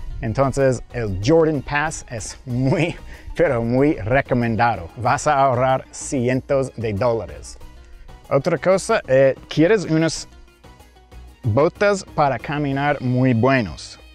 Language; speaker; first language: Spanish; non-native, fluent; English